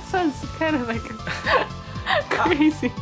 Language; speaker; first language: English; non-native, fluent; Japanese